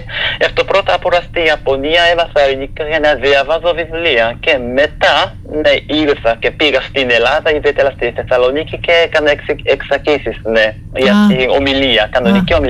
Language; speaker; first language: Greek; non-native, fluent; Japanese